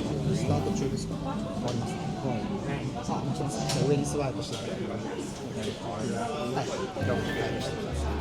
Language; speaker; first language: Japanese; native; Japanese